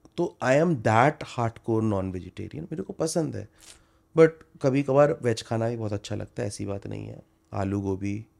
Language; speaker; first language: Hindi; non-native, local second language; Bangla